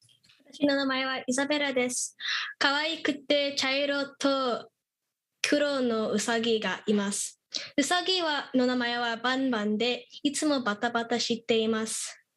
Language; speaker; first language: Japanese; non-native, learner; English